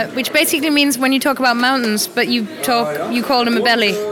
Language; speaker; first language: English; non-native, fluent; German